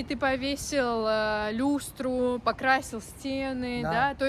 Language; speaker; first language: Russian; native; Russian